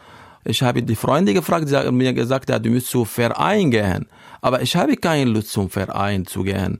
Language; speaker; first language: German; non-native, fluent; Arabic